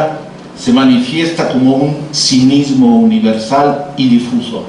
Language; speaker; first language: Spanish; native; Spanish